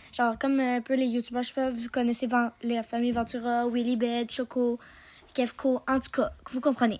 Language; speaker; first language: French; native; French